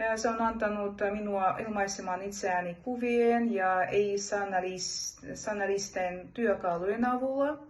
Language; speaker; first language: Finnish; non-native, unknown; Russian